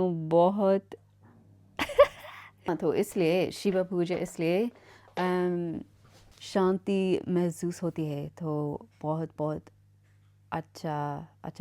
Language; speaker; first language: Hindi; non-native, learner; English